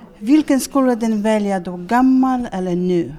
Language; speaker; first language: Swedish; non-native, learner; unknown